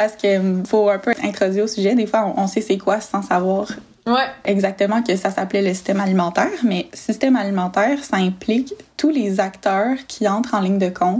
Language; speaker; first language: French; native; French